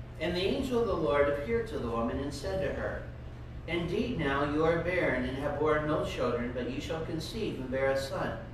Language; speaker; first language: English; native; English